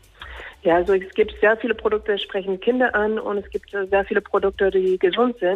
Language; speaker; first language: German; non-native, fluent; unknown